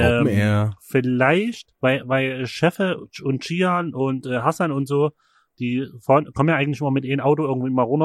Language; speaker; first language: German; native; German